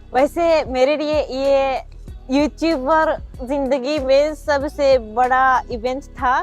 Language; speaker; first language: Hindi; non-native, fluent; Japanese